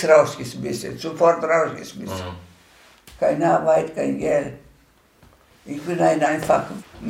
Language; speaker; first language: German; non-native, learner; Greek